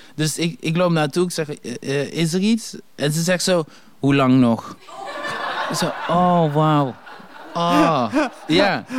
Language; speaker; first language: Dutch; native; Dutch